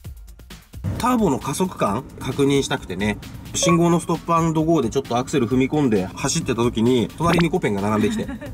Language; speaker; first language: Japanese; native; Japanese